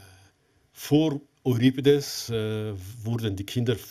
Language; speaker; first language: German; non-native, fluent; Italian